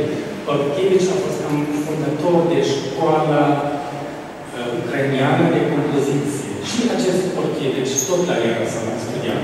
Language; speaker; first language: Romanian; non-native, fluent; German